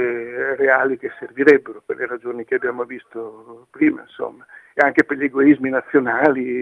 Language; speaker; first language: Italian; native; Italian